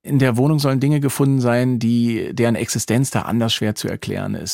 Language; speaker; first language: German; native; German